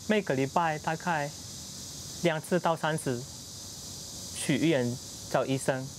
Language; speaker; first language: Chinese; non-native, learner; Indonesian